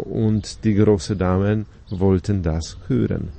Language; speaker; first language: German; non-native, fluent; Polish